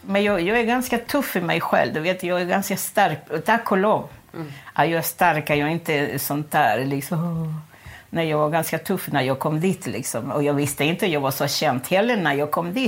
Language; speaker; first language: Swedish; non-native, fluent; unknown